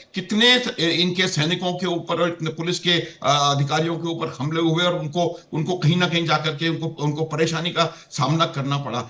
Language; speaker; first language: Hindi; native; Hindi